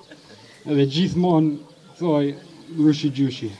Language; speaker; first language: Albanian; early bilingual, heritage; Albanian